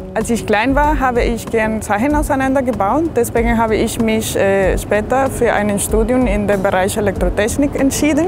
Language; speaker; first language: German; non-native, fluent; Spanish